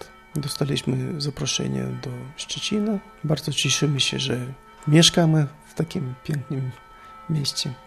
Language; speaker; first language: Polish; non-native, learner; Russian